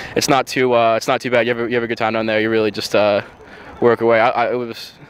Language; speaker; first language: English; native; English